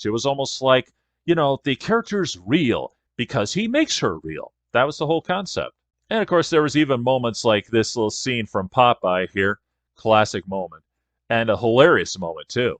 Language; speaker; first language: English; native; English